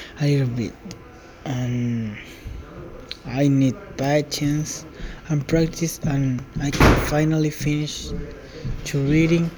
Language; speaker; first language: English; non-native, learner; Spanish